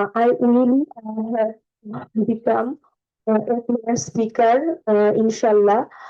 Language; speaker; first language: English; non-native, learner; Bangla